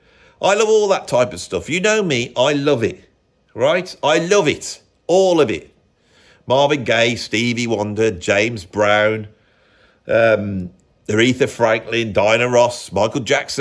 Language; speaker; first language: English; native; English